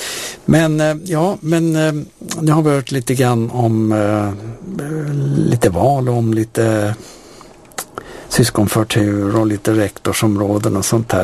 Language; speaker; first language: Swedish; native; Swedish